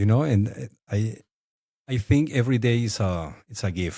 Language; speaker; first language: English; non-native, fluent; Spanish